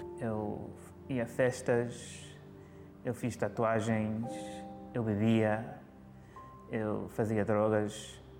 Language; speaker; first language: Portuguese; early bilingual, heritage; Portuguese